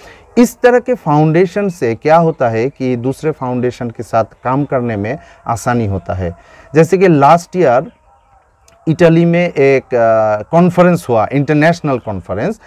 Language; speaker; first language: Hindi; non-native, fluent; Bangla